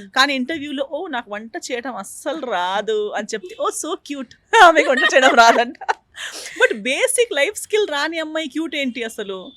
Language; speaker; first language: Telugu; non-native, fluent; Konkani